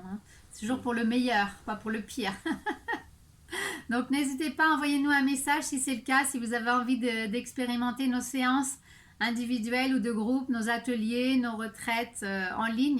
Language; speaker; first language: French; native; French